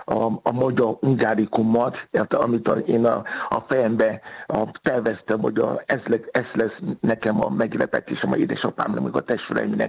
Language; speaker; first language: Hungarian; non-native, fluent; Yoruba